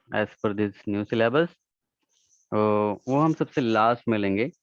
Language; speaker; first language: Hindi; non-native, local second language; Marathi